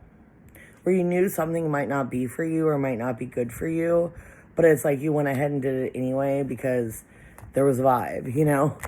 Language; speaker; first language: English; native; English